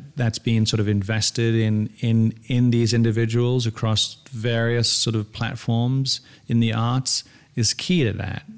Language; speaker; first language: English; native; English